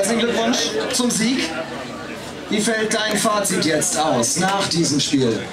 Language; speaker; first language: German; native; German